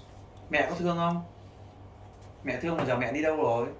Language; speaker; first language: Vietnamese; native; Vietnamese